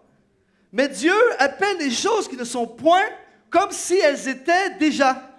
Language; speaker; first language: French; native; French